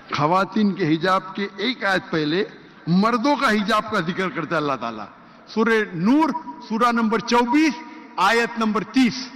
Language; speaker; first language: Urdu; non-native, local second language; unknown